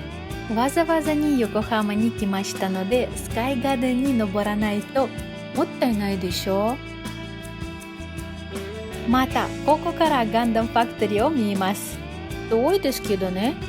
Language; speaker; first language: Japanese; non-native, learner; Russian